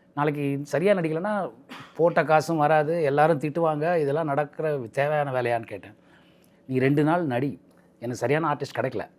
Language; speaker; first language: Tamil; native; Tamil